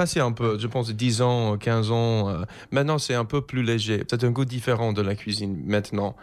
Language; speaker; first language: French; non-native, learner; English